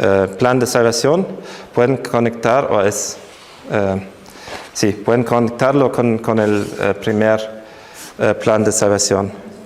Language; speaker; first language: Spanish; non-native, fluent; German